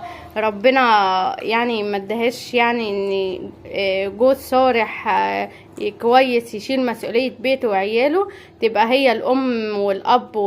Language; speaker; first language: Arabic; native; Arabic